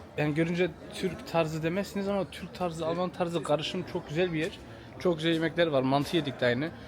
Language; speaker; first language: Turkish; early bilingual, heritage; Turkish